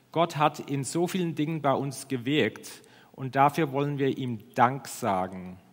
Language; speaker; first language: German; non-native, fluent; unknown